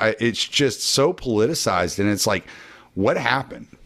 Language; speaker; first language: English; native; English